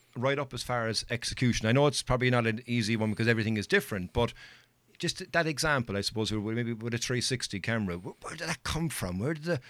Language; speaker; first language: English; native; English